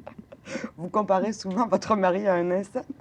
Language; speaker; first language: French; native; French